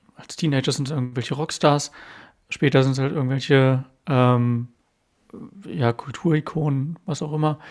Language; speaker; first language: German; native; German